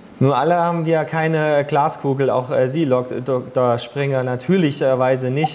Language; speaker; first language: German; native; German